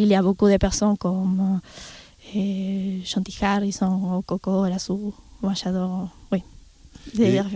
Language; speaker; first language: French; non-native, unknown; Spanish